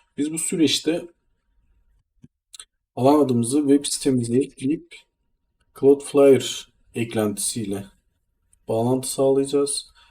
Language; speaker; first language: Turkish; native; Turkish